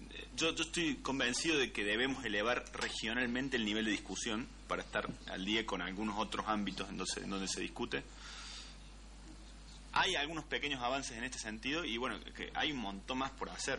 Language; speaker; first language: Spanish; native; Spanish